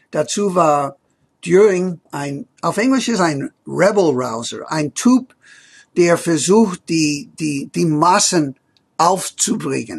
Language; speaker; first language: German; non-native, fluent; English